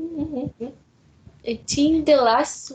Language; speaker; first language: English; non-native, learner; Spanish